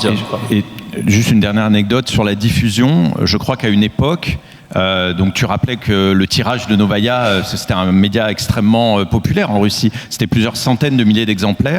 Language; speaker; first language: French; native; French